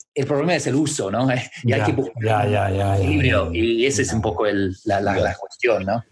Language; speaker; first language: Spanish; non-native, fluent; English